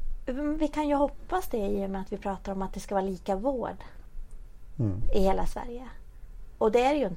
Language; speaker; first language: Swedish; native; Swedish